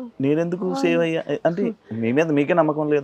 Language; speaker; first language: Telugu; native; Telugu